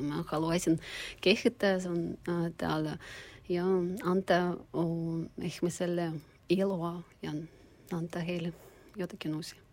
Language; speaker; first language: Finnish; non-native, learner; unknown